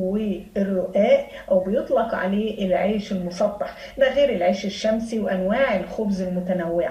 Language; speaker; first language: Arabic; native; Arabic